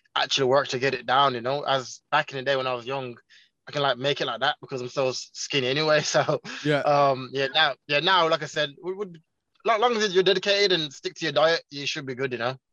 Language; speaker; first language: English; non-native, local second language; Jamaican Creole English